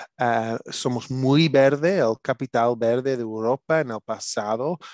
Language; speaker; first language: Spanish; non-native, learner; English